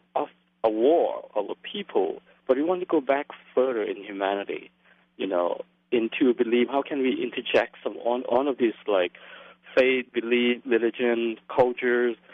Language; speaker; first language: English; non-native, fluent; Lao